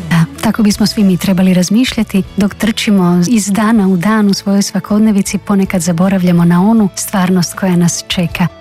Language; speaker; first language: Croatian; native; Croatian